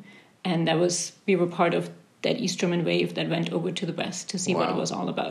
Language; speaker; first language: English; non-native, fluent; German